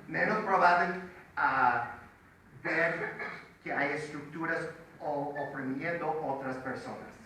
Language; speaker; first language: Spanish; non-native, fluent; English